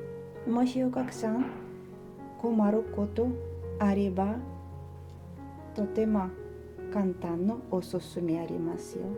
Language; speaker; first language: Japanese; non-native, learner; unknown